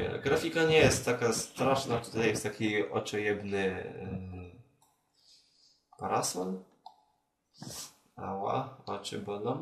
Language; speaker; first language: Polish; native; Polish